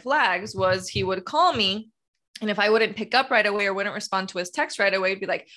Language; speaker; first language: English; native; English